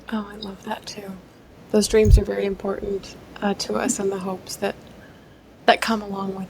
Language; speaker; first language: English; native; English